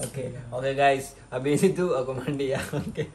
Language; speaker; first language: Indonesian; non-native, learner; Urdu